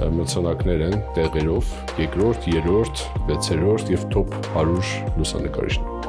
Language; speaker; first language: Armenian; early bilingual, heritage; Armenian